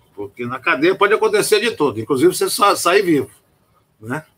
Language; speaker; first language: Portuguese; native; Portuguese